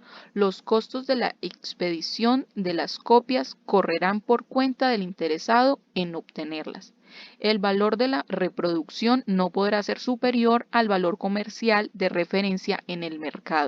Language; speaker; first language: Spanish; native; Spanish